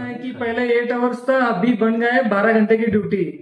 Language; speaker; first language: Hindi; non-native, local second language; Kannada